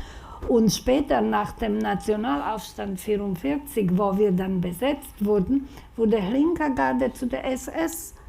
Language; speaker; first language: German; non-native, fluent; Slovak